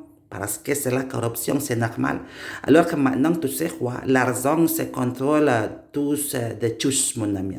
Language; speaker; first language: French; non-native, learner; Indonesian